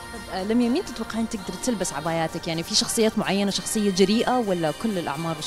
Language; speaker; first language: Arabic; native; Arabic